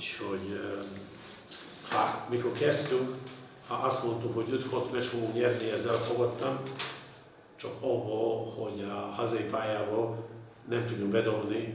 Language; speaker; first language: Hungarian; non-native, fluent; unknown